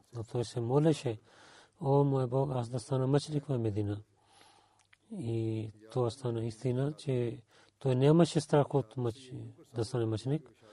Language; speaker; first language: Bulgarian; non-native, learner; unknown